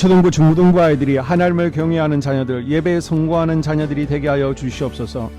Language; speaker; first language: Korean; native; Korean